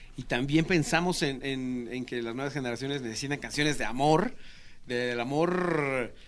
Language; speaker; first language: Spanish; native; Spanish